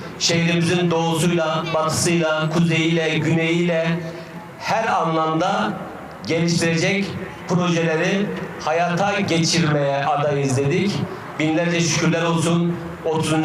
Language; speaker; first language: Turkish; native; Turkish